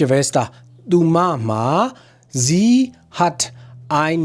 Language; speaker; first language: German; non-native, fluent; Burmese